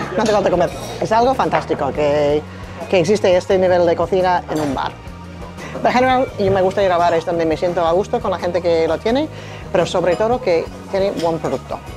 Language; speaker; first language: Spanish; non-native, fluent; English